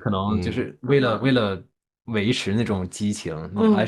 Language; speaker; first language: Chinese; non-native, fluent; English